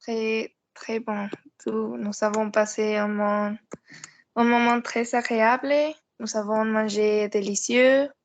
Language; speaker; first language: French; non-native, learner; Spanish